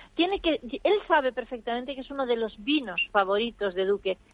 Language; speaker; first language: Spanish; native; Spanish